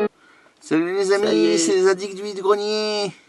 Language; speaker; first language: French; native; French